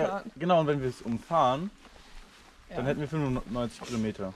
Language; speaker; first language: German; native; German